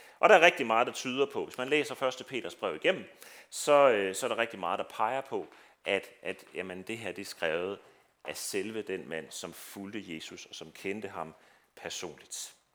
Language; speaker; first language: Danish; native; Danish